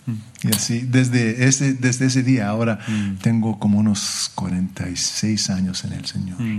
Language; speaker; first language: Spanish; early bilingual, heritage; English